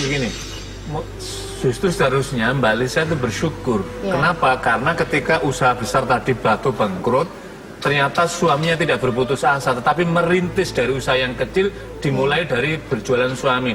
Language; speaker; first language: Indonesian; native; Indonesian